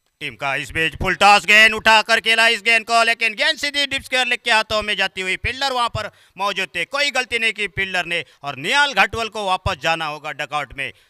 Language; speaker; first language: Hindi; non-native, local second language; Marathi